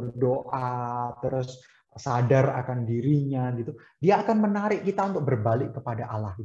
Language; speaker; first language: Indonesian; native; Indonesian